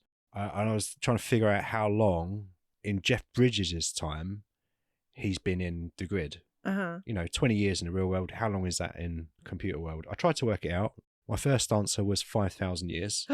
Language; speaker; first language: English; native; English